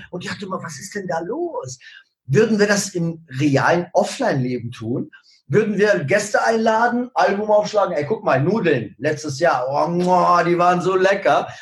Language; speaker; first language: German; early bilingual, other home language; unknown